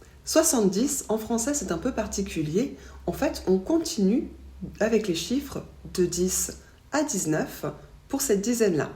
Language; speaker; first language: French; native; French